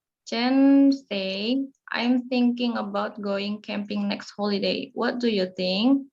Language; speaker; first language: English; non-native, learner; Indonesian